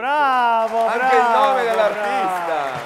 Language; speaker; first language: Italian; native; Italian